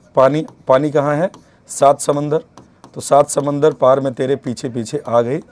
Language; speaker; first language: Hindi; native; Hindi